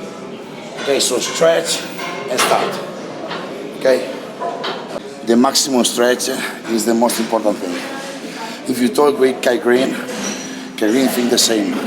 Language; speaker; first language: English; non-native, learner; Italian